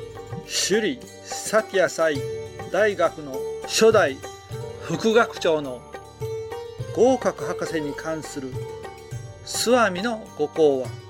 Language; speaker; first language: Japanese; native; Japanese